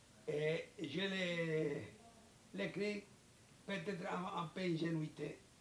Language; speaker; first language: French; non-native, learner; Spanish